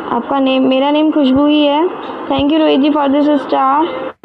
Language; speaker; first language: Hindi; native; Hindi